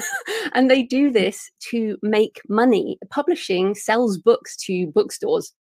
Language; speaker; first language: English; native; English